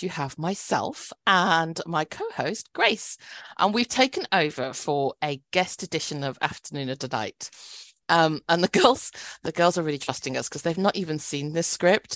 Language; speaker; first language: English; non-native, local second language; Cantonese